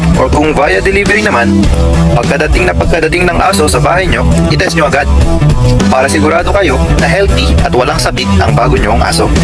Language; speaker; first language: Filipino; native; Filipino